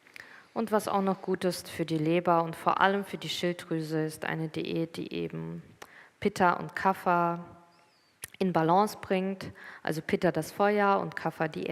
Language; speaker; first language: German; native; German